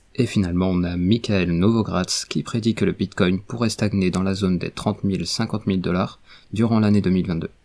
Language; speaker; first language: French; native; French